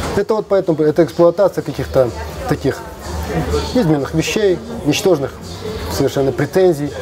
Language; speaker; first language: Russian; non-native, local second language; Kazakh